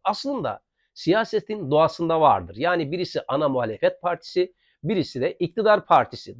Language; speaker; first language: Turkish; native; Turkish